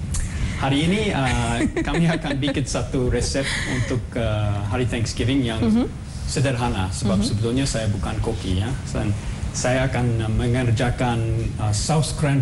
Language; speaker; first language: Indonesian; non-native, fluent; English